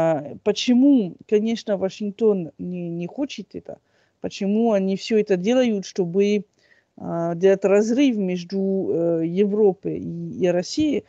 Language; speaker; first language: Russian; non-native, fluent; French